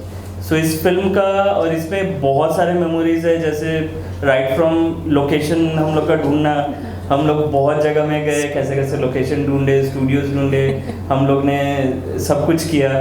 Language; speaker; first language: Hindi; native; Hindi